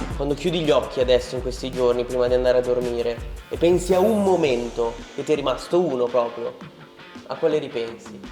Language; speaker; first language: Italian; native; Italian